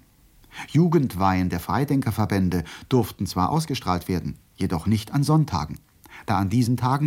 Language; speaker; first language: German; native; German